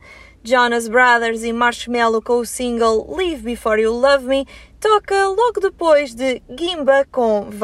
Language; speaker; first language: Portuguese; native; Portuguese